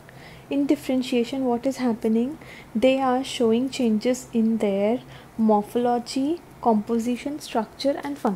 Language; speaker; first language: English; non-native, local second language; Hindi